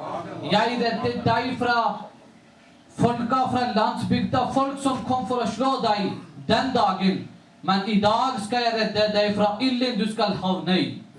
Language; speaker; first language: Norwegian; non-native, local second language; Urdu